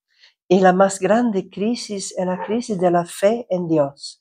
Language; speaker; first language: Spanish; non-native, fluent; Croatian